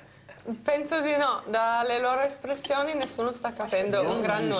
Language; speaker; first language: Italian; early bilingual, heritage; Italian